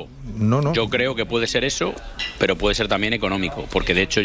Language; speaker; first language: Spanish; native; Spanish